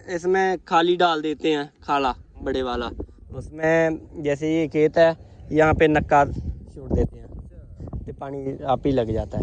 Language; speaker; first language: Hindi; non-native, local second language; Punjabi